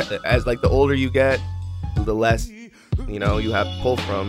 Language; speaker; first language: English; native; English